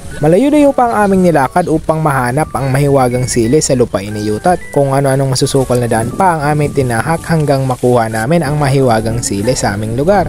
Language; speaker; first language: Filipino; non-native, local second language; Bikol